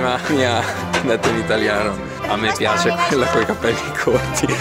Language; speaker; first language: Italian; native; Italian